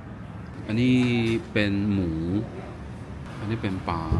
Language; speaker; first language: Thai; non-native, learner; Chinese